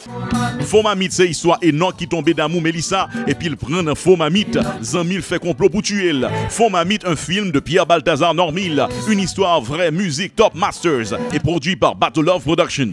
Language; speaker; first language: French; non-native, local second language; Haitian Creole